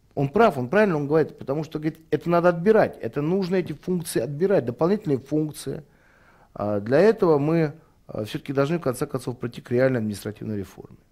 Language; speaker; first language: Russian; native; Russian